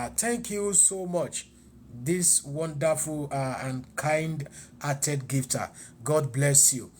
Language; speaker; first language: English; non-native, local second language; Yoruba